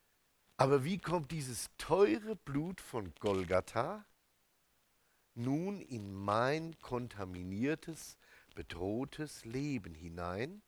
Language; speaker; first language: German; native; German